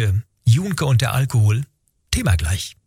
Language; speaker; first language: German; native; German